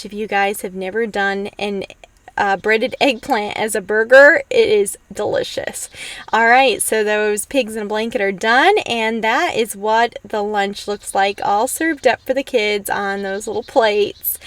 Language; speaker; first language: English; native; English